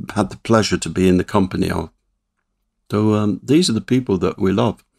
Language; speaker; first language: English; native; English